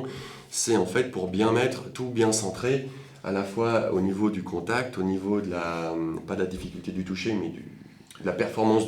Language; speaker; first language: French; native; French